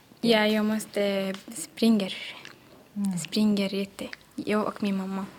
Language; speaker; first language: Swedish; non-native, learner; Arabic